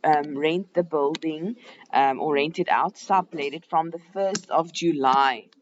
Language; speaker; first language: English; non-native, local second language; Afrikaans